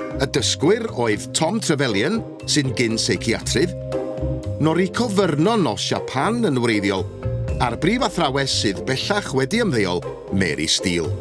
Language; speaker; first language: Welsh; native; Welsh